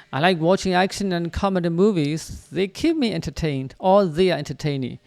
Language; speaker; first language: English; non-native, fluent; Burmese